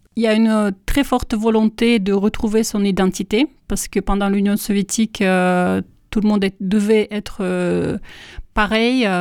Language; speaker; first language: French; non-native, fluent; Russian